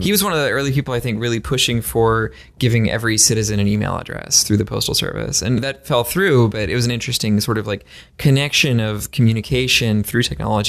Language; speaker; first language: English; native; English